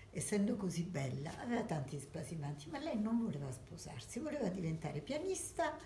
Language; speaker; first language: Italian; early bilingual, other home language; Armenian